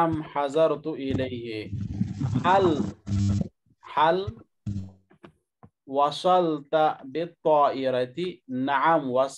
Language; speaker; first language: Arabic; non-native, fluent; Urdu